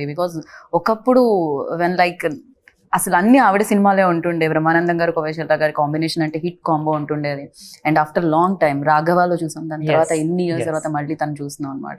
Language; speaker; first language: Telugu; native; Telugu